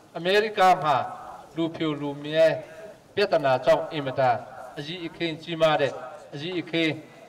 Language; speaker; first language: Burmese; non-native, local second language; Hakha Chin